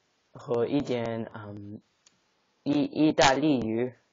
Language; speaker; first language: Chinese; non-native, learner; English